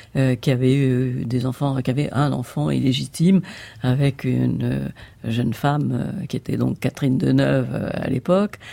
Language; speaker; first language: French; native; French